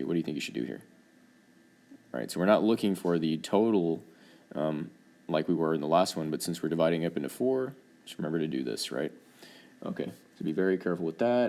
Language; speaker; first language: English; native; English